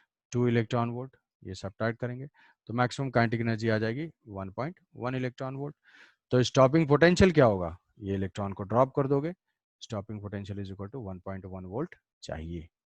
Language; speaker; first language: Hindi; native; Hindi